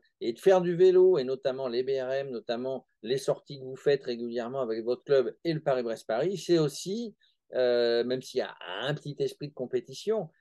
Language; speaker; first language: French; native; French